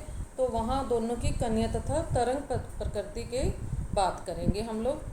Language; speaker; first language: Hindi; native; Hindi